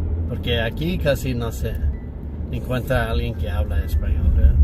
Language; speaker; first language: Spanish; early bilingual, heritage; English